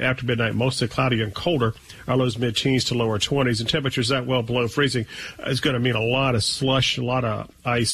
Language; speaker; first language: English; native; English